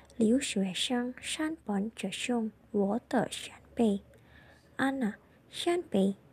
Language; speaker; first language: Chinese; non-native, learner; Indonesian